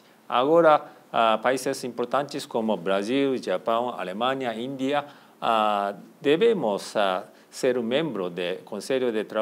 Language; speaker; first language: Portuguese; non-native, fluent; Japanese